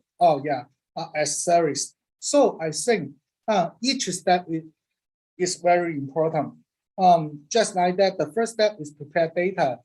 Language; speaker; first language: English; non-native, learner; Cantonese